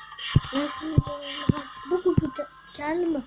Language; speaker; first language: French; native; French